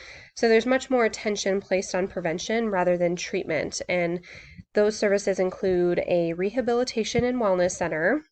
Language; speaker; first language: English; native; English